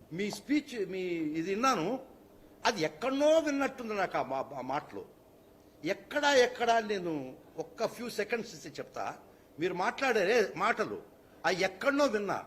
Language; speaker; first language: Telugu; native; Telugu